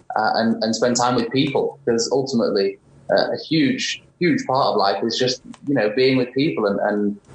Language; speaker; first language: English; native; English